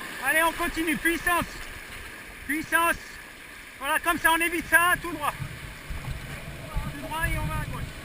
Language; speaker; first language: French; native; French